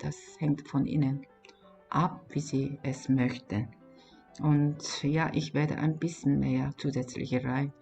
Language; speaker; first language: German; non-native, fluent; Korean